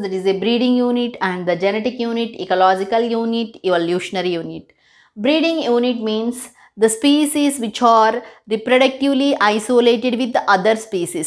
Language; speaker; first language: English; non-native, local second language; Telugu